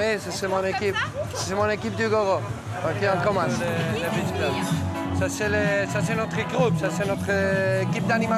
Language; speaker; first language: French; non-native, learner; Spanish